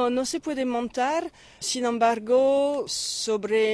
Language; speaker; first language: Spanish; non-native, fluent; French